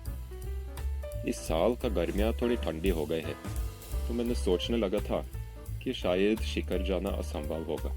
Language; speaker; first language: Hindi; non-native, fluent; Norwegian